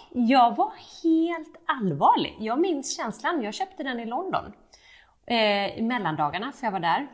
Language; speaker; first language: Swedish; native; Swedish